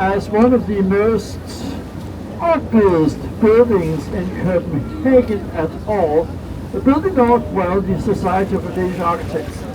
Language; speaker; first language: English; non-native, fluent; Danish